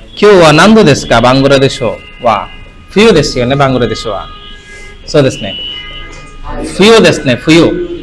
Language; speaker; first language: Japanese; non-native, fluent; Bangla